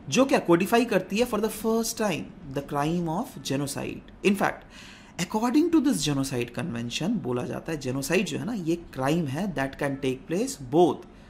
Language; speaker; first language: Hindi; non-native, local second language; Assamese